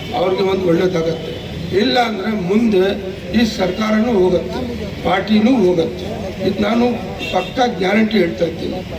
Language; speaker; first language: Kannada; non-native, local second language; Urdu